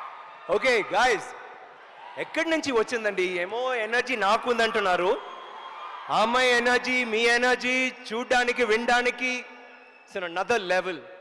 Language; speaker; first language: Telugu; non-native, learner; Tamil